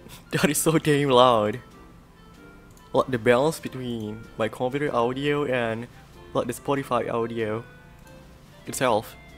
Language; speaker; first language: English; non-native, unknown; Indonesian